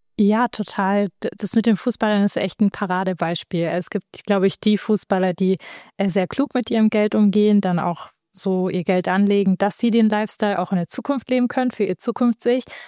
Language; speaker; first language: German; early bilingual, other home language; Albanian